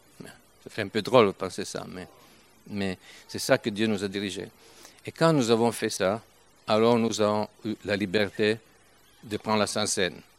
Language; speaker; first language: French; non-native, fluent; Italian